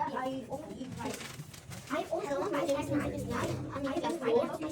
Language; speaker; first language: English; non-native, learner; Bangla